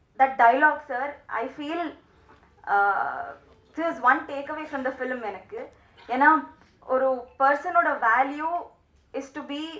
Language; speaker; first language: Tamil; non-native, learner; Telugu